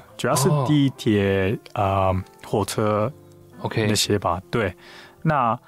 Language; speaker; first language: Chinese; non-native, fluent; Japanese